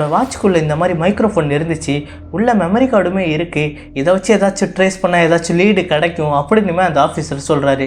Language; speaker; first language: Tamil; native; Tamil